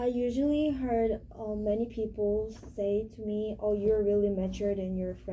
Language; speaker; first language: English; non-native, learner; Korean